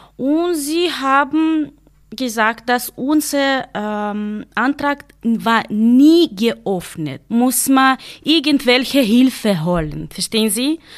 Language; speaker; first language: German; non-native, learner; Ukrainian